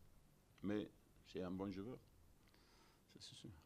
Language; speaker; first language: French; non-native, fluent; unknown